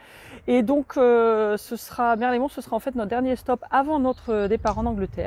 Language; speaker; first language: French; native; French